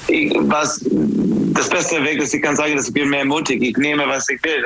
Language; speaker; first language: German; non-native, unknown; English